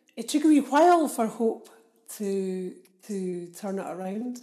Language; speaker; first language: English; native; English